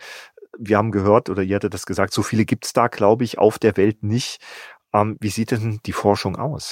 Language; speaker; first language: German; native; German